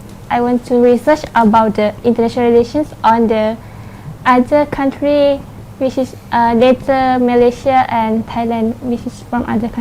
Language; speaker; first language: English; non-native, learner; Thai